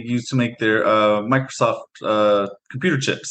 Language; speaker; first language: English; native; English